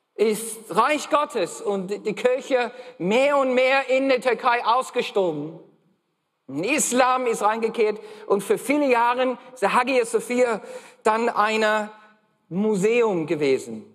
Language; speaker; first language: German; non-native, fluent; English